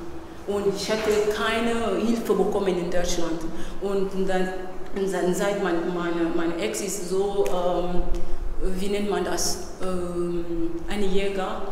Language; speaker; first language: German; non-native, learner; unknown